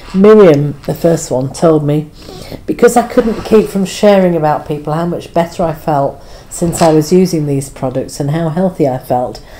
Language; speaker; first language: English; native; English